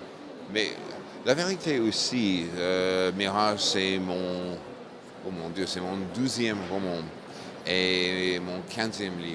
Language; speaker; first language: French; non-native, fluent; English